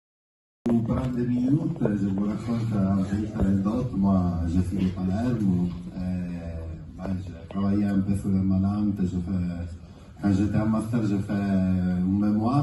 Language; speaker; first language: French; non-native, fluent; Italian